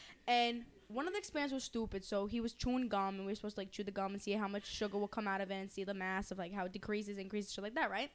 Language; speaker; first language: English; early bilingual, other home language; Greek